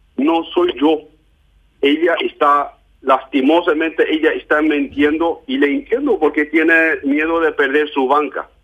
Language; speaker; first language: Spanish; non-native, fluent; German